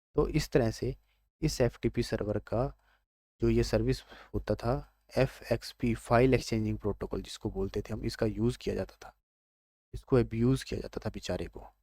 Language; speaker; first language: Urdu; native; Urdu